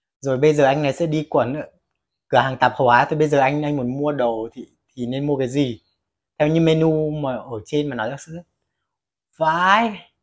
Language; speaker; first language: Vietnamese; native; Vietnamese